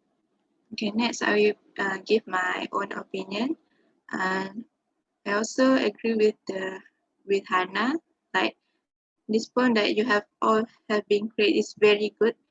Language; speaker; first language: English; non-native, local second language; Malay